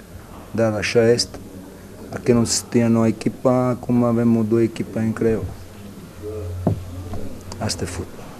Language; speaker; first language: Romanian; non-native, learner; Italian